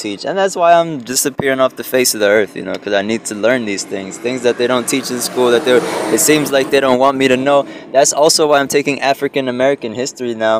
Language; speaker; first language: English; early bilingual, other home language; Spanish